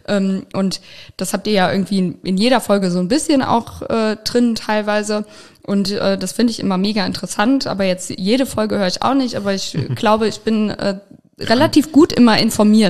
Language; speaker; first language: German; native; German